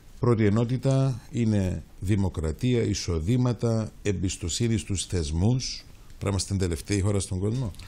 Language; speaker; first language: Greek; native; Greek